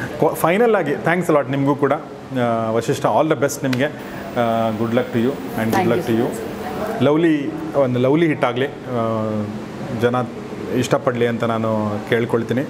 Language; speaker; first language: Kannada; native; Kannada